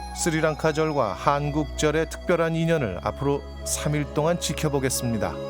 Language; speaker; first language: Korean; native; Korean